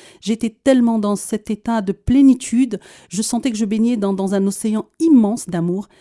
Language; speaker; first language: French; early bilingual, other home language; Arabic